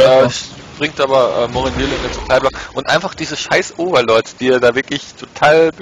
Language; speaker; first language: German; native; German